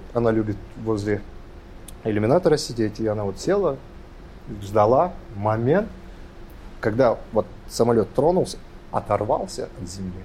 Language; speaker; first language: Russian; non-native, local second language; Kazakh